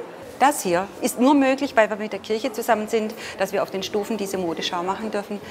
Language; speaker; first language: German; native; German